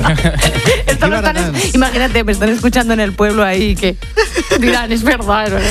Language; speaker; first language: Spanish; native; Spanish